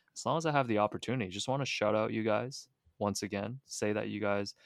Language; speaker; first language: English; early bilingual, other home language; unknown